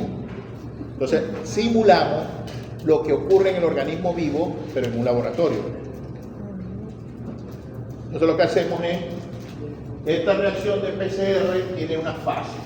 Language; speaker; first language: Spanish; native; Spanish